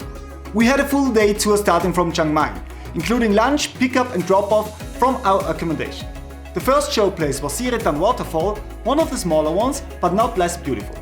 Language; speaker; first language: English; non-native, fluent; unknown